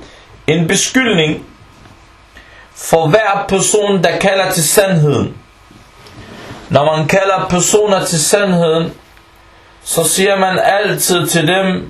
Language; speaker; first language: Danish; early bilingual, other home language; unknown